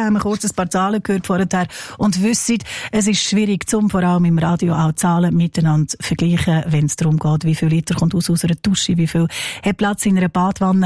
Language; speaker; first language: German; native; German